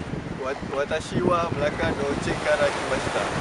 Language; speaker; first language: Japanese; non-native, learner; Malay